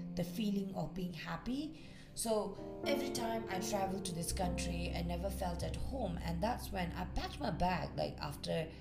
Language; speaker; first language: English; non-native, fluent; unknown